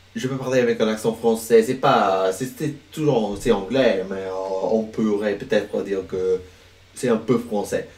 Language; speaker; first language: French; non-native, learner; English